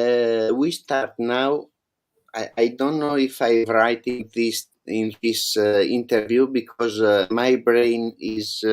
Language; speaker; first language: English; non-native, learner; Italian